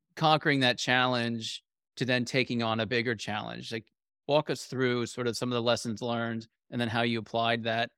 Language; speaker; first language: English; native; English